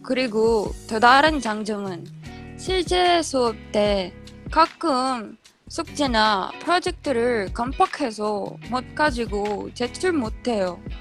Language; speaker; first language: Korean; non-native, learner; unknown